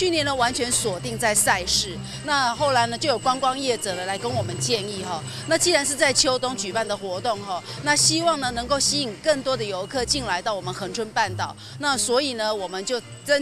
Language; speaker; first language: Chinese; native; Chinese